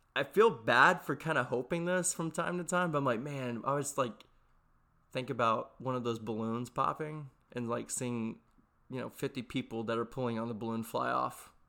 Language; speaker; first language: English; native; English